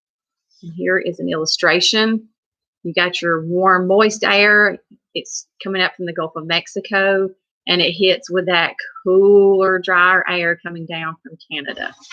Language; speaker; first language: English; native; English